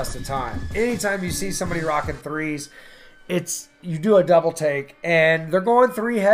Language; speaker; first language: English; native; English